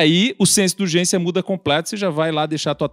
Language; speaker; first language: Portuguese; native; Portuguese